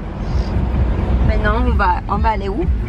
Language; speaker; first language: French; non-native, learner; English